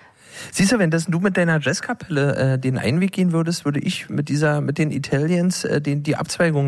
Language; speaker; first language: German; native; German